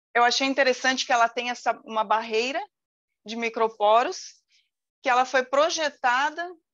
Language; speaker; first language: Portuguese; native; Portuguese